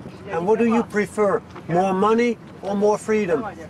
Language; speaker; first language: English; non-native, fluent; Dutch